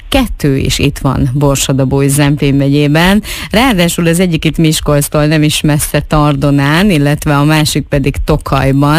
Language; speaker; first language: Hungarian; native; Hungarian